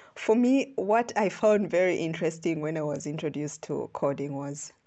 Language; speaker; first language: English; non-native, local second language; Ganda